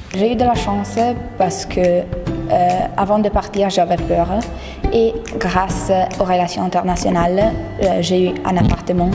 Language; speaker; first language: French; non-native, fluent; Italian